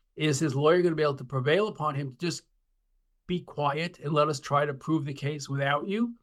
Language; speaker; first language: English; native; English